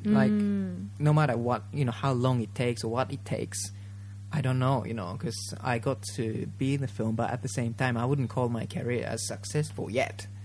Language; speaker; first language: English; non-native, fluent; Japanese